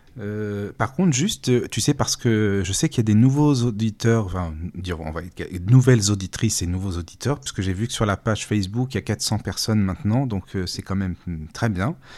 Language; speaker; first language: French; native; French